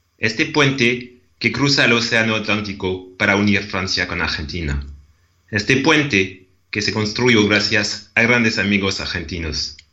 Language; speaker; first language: Spanish; non-native, fluent; French